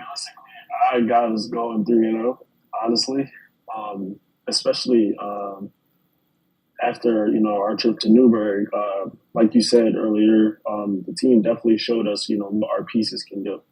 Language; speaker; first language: English; native; English